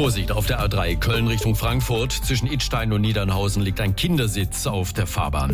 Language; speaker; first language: German; native; German